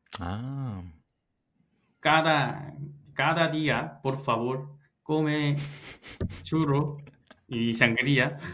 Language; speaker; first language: Spanish; non-native, learner; Korean